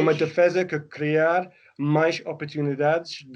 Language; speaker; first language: Portuguese; non-native, fluent; English